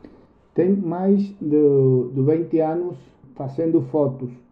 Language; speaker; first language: Portuguese; non-native, learner; Spanish